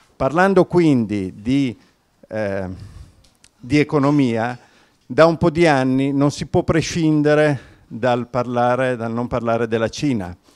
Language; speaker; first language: Italian; native; Italian